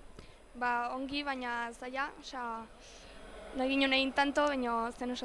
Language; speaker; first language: Basque; non-native, local second language; Spanish